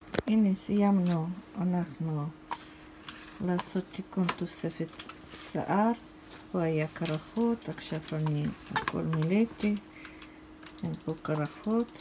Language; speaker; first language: Hebrew; non-native, fluent; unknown